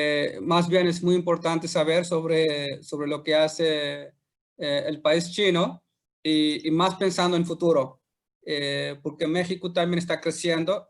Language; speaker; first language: Spanish; non-native, fluent; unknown